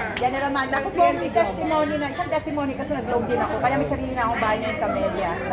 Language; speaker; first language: Filipino; non-native, local second language; Iloko